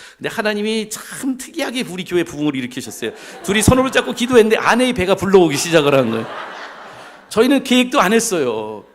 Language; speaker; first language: Korean; native; Korean